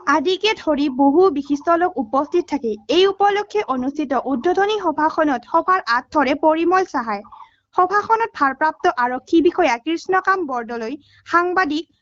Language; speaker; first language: Assamese; native; Assamese